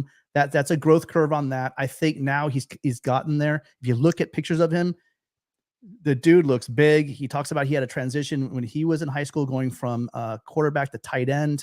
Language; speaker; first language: English; native; English